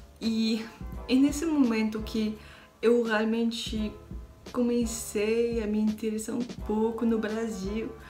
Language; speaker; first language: Portuguese; non-native, learner; French